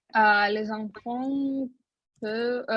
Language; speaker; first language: French; non-native, learner; Russian